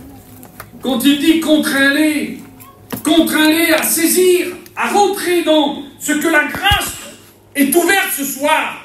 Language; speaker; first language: French; native; French